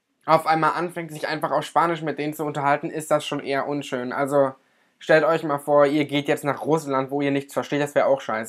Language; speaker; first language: German; native; German